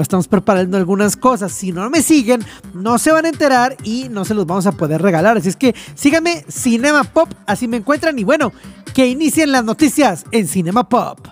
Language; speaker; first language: Spanish; native; Spanish